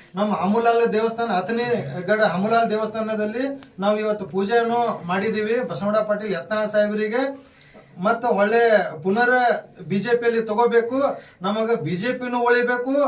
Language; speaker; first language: Kannada; non-native, local second language; Lambadi